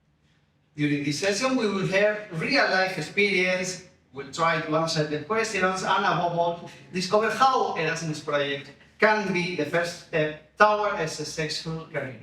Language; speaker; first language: English; non-native, fluent; Spanish